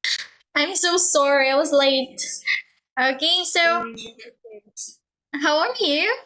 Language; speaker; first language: English; non-native, fluent; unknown